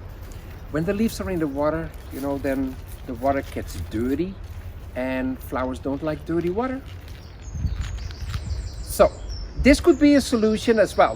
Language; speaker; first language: English; non-native, fluent; Dutch